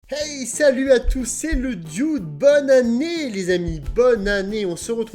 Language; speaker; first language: French; native; French